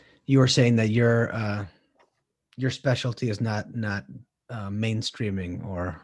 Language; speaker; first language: English; native; English